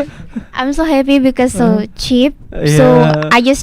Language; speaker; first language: English; non-native, learner; Indonesian